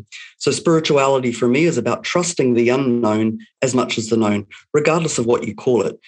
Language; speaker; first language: English; native; English